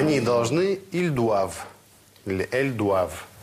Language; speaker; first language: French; non-native, fluent; Russian